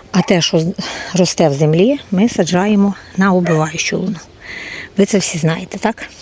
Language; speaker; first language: Ukrainian; non-native, local second language; Russian